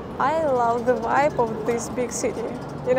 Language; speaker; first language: English; non-native, fluent; Ukrainian